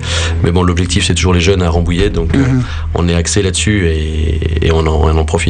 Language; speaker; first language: French; native; French